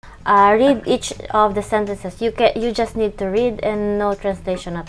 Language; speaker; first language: English; non-native, fluent; Indonesian